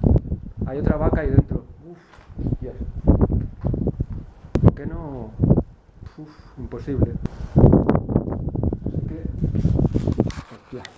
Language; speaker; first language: Spanish; native; Spanish